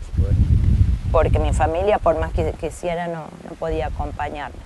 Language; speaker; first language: Spanish; native; Spanish